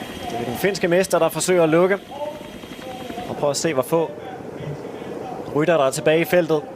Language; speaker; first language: Danish; native; Danish